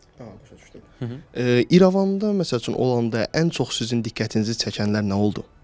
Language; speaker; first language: Azerbaijani; native; Azerbaijani